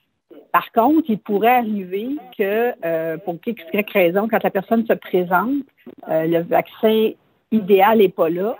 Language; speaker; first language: French; native; French